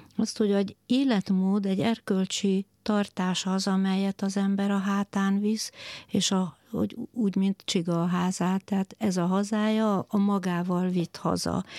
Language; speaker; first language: Hungarian; native; Hungarian